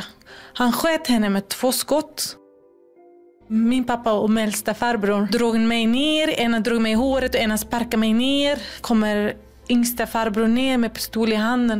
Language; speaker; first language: Swedish; non-native, fluent; Kurdish